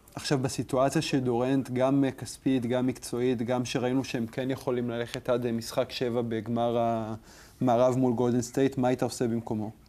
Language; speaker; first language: Hebrew; native; Hebrew